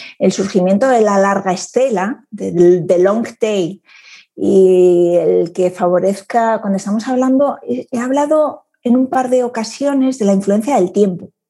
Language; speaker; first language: Spanish; native; Spanish